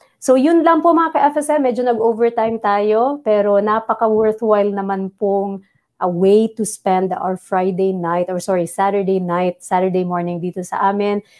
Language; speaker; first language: Filipino; non-native, local second language; Bikol